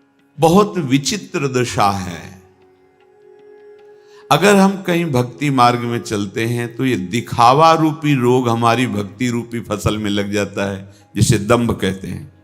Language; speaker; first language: Hindi; native; Hindi